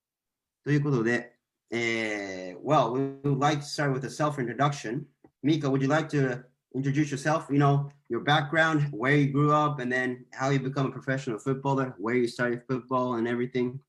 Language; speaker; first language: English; non-native, fluent; Japanese